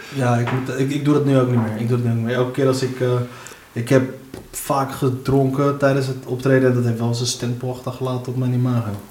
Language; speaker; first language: Dutch; early bilingual, other home language; Arabic